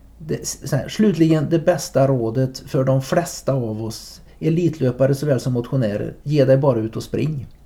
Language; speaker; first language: Swedish; native; Swedish